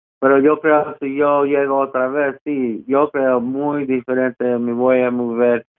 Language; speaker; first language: Spanish; early bilingual, heritage; Spanish